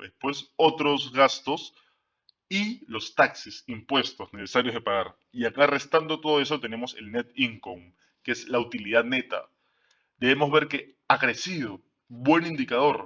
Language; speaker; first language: Spanish; native; Spanish